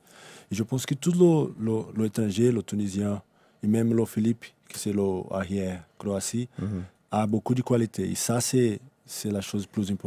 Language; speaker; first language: French; non-native, learner; Portuguese